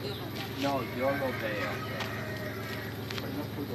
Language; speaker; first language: Spanish; non-native, fluent; English